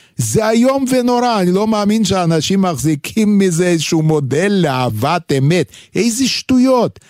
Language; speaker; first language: Hebrew; non-native, fluent; Yiddish